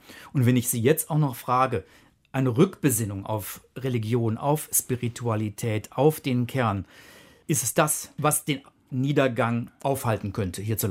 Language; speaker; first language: German; native; German